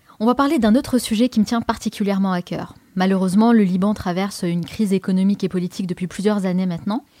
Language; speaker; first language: French; native; French